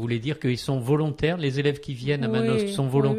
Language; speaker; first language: French; native; French